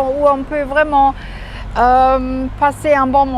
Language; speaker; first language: French; non-native, fluent; German